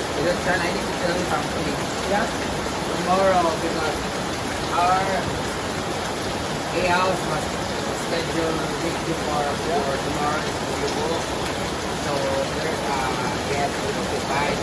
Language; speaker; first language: English; non-native, learner; Cebuano